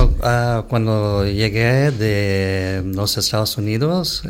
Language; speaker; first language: Spanish; early bilingual, heritage; Spanish